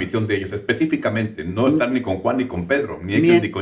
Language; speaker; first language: Spanish; native; Spanish